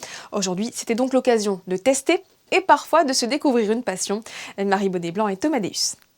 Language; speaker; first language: French; native; French